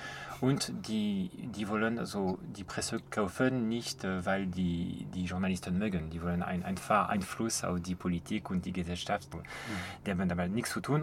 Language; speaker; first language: German; non-native, fluent; French